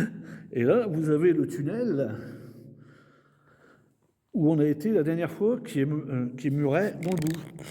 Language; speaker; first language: French; native; French